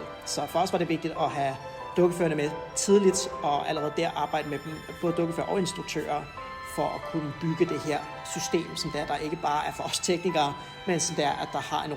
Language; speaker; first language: Danish; native; Danish